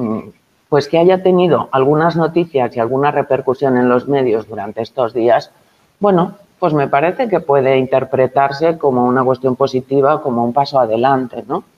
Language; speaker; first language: Spanish; native; Spanish